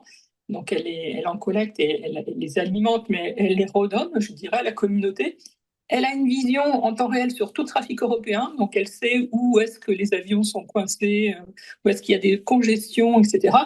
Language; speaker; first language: French; native; French